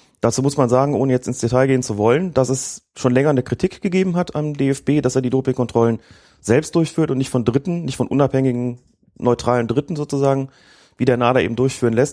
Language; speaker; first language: German; native; German